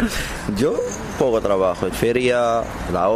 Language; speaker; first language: Spanish; non-native, learner; Arabic